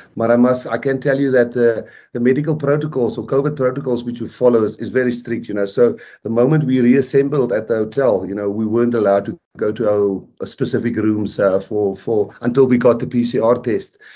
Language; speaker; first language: English; non-native, local second language; Afrikaans